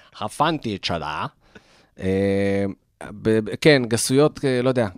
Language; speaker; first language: Hebrew; native; Hebrew